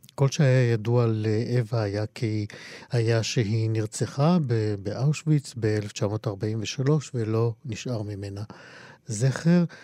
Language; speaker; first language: Hebrew; native; Hebrew